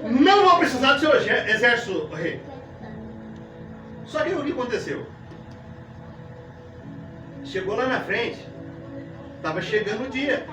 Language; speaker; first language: Portuguese; native; Portuguese